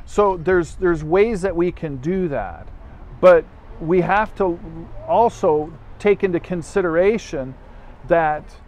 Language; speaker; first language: English; native; English